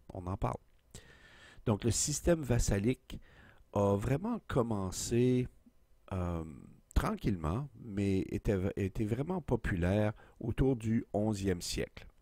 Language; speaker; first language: French; native; French